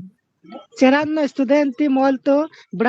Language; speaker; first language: Italian; non-native, learner; Bangla